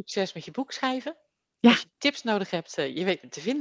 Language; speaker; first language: Dutch; native; Dutch